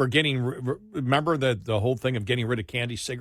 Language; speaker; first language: English; native; English